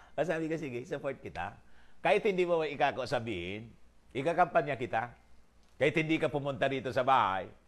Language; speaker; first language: Filipino; non-native, local second language; Bikol